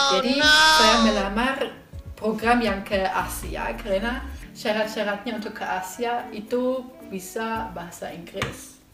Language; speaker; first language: Indonesian; non-native, fluent; German